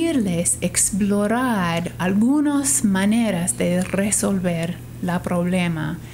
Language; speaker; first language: Spanish; non-native, fluent; English